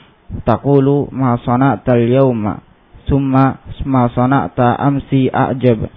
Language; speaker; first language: Arabic; non-native, learner; Indonesian